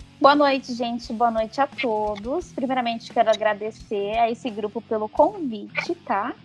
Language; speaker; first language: Portuguese; native; Portuguese